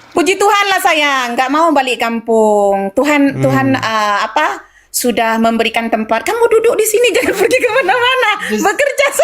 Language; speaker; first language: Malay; non-native, local second language; Madurese